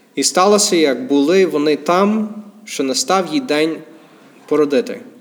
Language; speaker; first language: Ukrainian; non-native, fluent; English